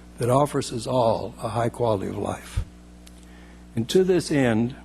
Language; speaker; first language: English; native; English